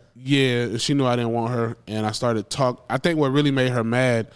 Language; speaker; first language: English; native; English